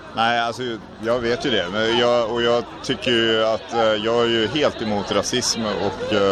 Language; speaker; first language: Swedish; native; Swedish